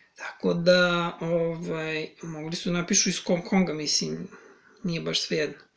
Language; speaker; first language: Serbian; native; Serbian